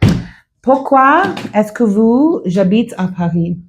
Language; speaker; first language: French; non-native, learner; English